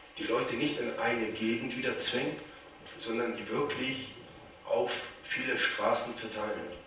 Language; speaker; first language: German; native; German